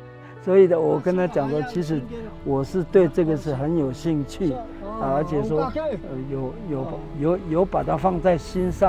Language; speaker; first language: Chinese; non-native, local second language; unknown